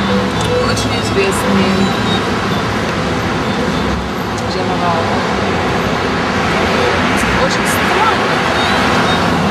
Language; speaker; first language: Russian; non-native, fluent; English